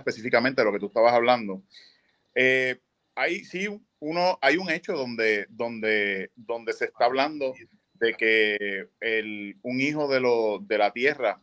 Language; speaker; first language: Spanish; native; Spanish